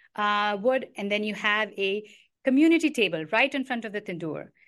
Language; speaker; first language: English; non-native, local second language; Hindi